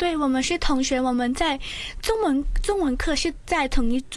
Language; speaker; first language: Chinese; non-native, local second language; Cantonese